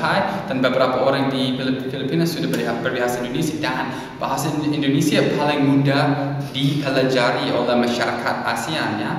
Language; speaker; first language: Indonesian; non-native, learner; English